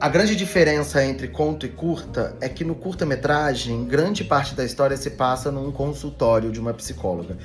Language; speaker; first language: Portuguese; native; Portuguese